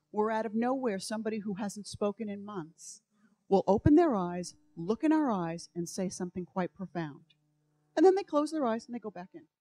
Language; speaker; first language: English; native; English